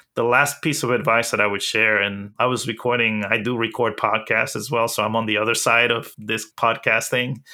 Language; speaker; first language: English; early bilingual, other home language; Spanish